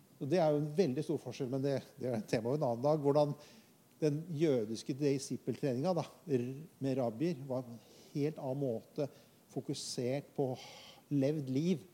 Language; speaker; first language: Norwegian; native; Norwegian